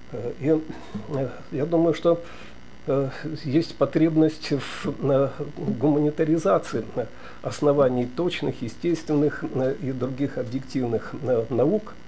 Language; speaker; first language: Russian; native; Russian